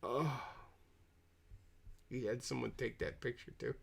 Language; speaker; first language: English; native; English